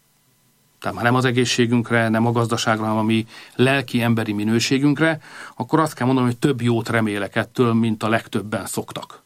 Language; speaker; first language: Hungarian; native; Hungarian